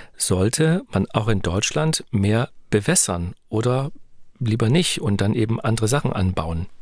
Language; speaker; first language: German; native; German